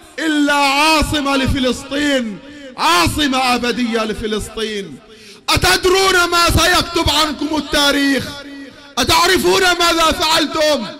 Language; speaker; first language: Arabic; native; Arabic